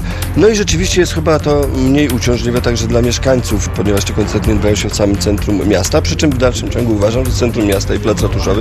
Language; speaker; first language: Polish; native; Polish